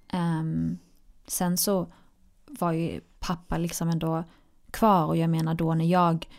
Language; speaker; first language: Swedish; early bilingual, other home language; Arabic